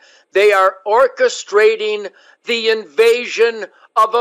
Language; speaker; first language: English; native; English